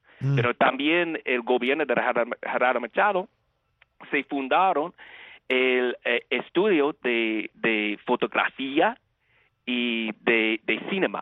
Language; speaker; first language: Spanish; non-native, fluent; English